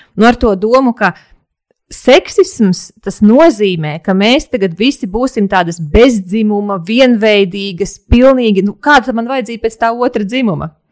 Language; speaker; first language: Latvian; native; Latvian